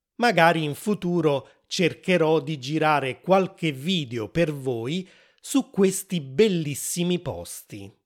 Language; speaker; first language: Italian; native; Italian